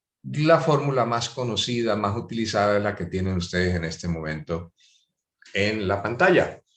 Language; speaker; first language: Spanish; native; Spanish